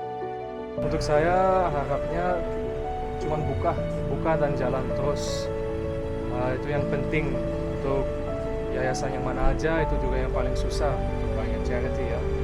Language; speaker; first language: Indonesian; early bilingual, other home language; Dutch